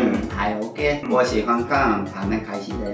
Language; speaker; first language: Chinese; non-native, learner; Japanese